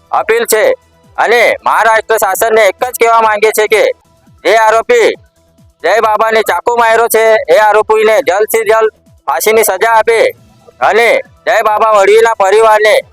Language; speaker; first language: Gujarati; non-native, local second language; Bhili